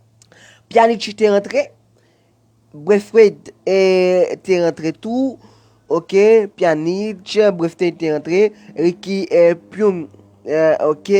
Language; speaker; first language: French; non-native, learner; Haitian Creole